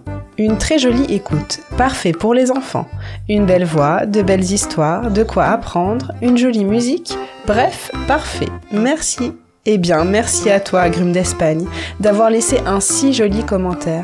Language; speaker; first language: French; native; French